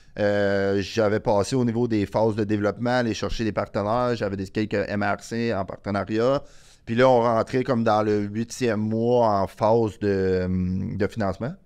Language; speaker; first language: French; native; French